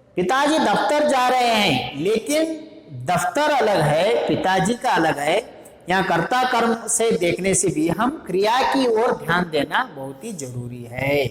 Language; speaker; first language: Hindi; non-native, local second language; Kannada